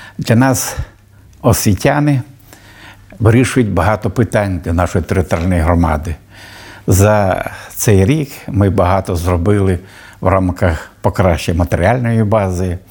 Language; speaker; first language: Ukrainian; native; Ukrainian